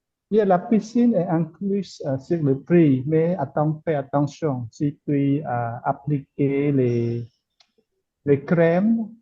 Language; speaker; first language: French; non-native, learner; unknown